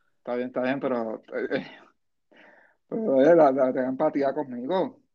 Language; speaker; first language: Spanish; early bilingual, heritage; Spanish